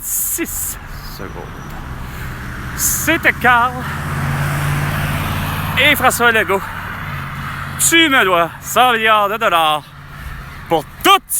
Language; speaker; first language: French; native; French